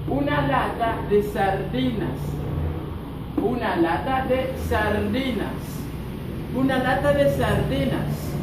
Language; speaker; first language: Spanish; non-native, fluent; Haitian Creole